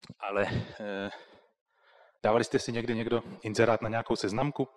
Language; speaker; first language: Czech; native; Czech